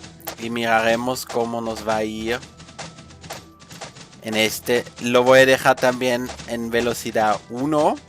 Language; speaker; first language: Spanish; non-native, fluent; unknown